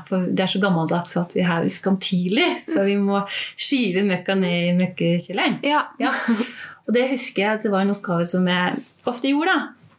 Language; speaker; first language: Norwegian; native; Norwegian